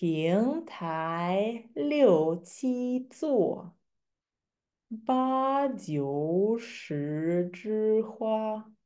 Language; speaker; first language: Chinese; non-native, fluent; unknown